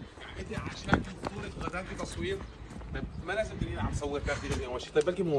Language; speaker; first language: Arabic; native; Arabic